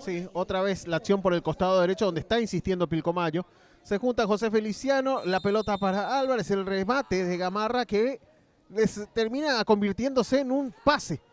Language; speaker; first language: Spanish; native; Spanish